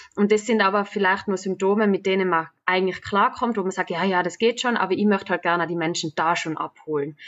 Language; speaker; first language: German; native; German